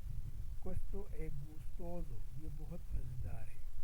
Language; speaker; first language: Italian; non-native, learner; Urdu